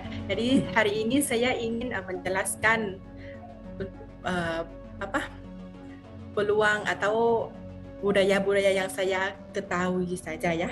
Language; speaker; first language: Indonesian; non-native, fluent; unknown